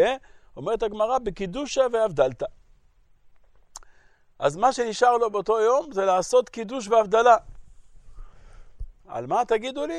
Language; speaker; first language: Hebrew; native; Hebrew